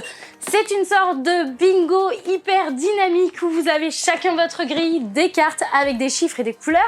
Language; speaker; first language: French; native; French